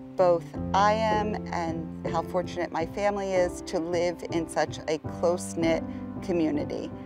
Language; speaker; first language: English; native; English